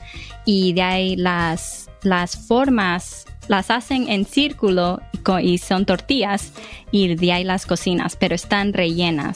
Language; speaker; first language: Spanish; early bilingual, heritage; Spanish